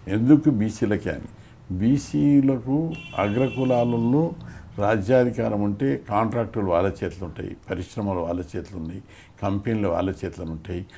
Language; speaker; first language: Telugu; native; Telugu